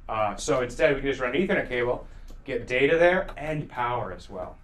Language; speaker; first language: English; native; English